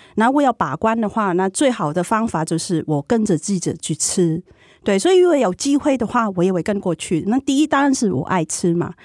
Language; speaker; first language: Chinese; non-native, fluent; Cantonese